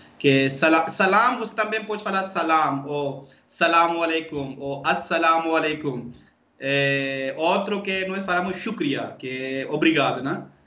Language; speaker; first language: Portuguese; non-native, learner; Urdu